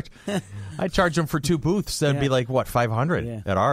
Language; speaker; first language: English; native; English